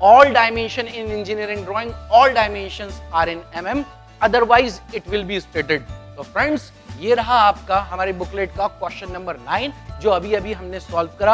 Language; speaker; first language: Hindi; native; Hindi